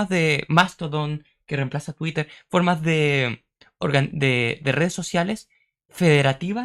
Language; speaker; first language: Spanish; native; Spanish